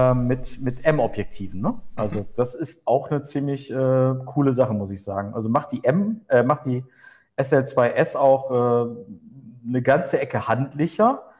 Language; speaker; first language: German; early bilingual, other home language; Turkish